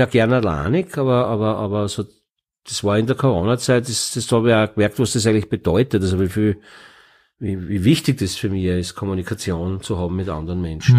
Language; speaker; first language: German; native; German